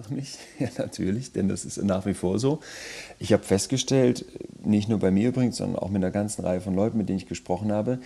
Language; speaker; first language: German; native; German